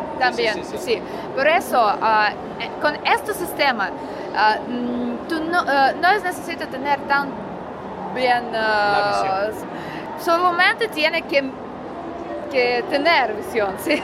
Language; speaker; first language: Spanish; non-native, learner; Russian